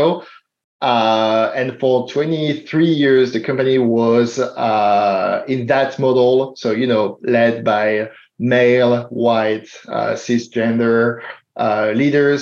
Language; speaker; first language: English; non-native, fluent; French